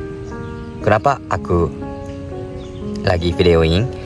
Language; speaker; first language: Indonesian; non-native, fluent; Japanese